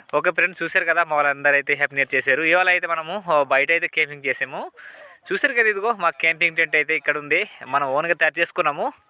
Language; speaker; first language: Telugu; native; Telugu